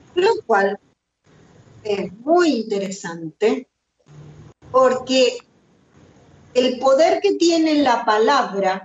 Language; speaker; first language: Spanish; native; Spanish